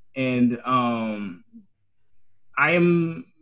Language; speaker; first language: English; non-native, fluent; Haitian Creole